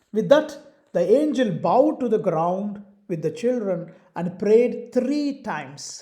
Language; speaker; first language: English; non-native, local second language; Telugu